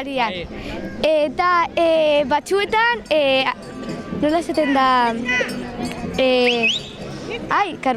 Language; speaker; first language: Basque; non-native, local second language; Spanish